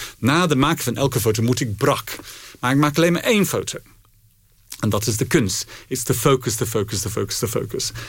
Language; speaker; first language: Dutch; non-native, fluent; English